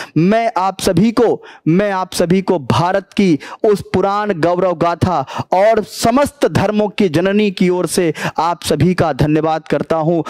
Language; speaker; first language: Hindi; native; Hindi